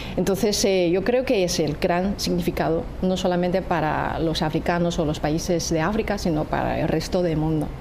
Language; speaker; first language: Spanish; non-native, fluent; Chinese